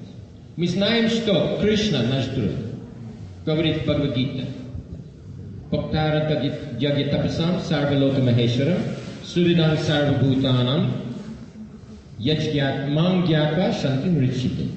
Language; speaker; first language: Russian; non-native, fluent; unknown